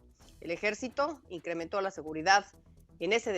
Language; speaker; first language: Spanish; native; Spanish